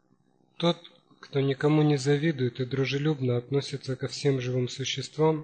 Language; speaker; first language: Russian; native; Russian